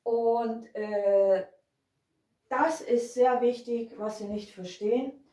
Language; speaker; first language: German; non-native, fluent; Hungarian